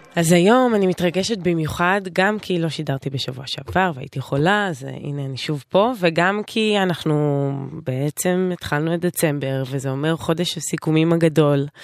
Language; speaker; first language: Hebrew; native; Hebrew